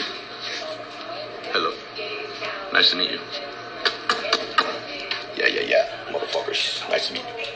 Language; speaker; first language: English; native; English